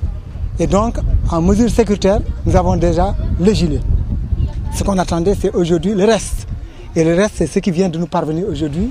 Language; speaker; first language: French; non-native, local second language; Wolof